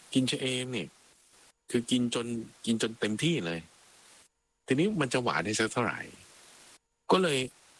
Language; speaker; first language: Thai; native; Thai